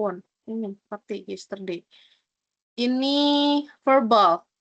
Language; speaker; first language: English; non-native, learner; Indonesian